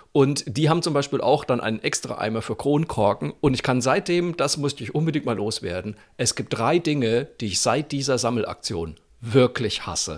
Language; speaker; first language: German; native; German